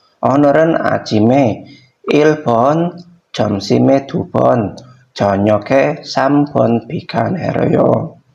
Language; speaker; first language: Korean; non-native, fluent; Indonesian